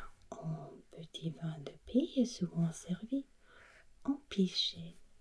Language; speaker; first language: French; non-native, fluent; German